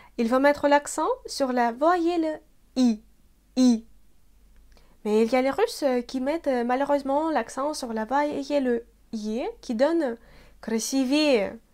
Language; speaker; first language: French; non-native, fluent; Russian